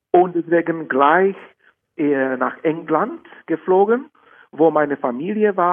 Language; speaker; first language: German; non-native, fluent; Czech